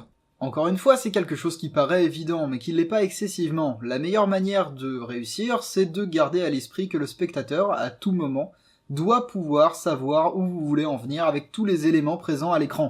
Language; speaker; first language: French; native; French